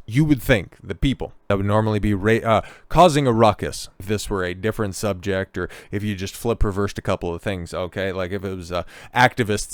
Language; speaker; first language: English; native; English